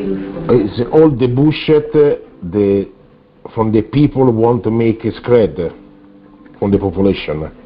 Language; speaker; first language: English; non-native, learner; Italian